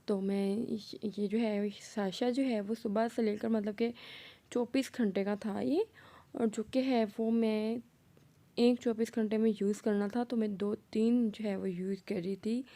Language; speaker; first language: Urdu; non-native, local second language; Punjabi